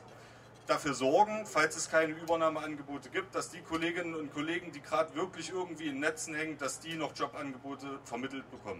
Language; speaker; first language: German; native; German